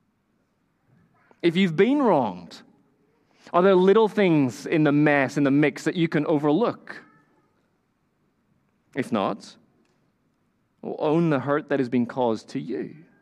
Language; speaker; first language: English; native; English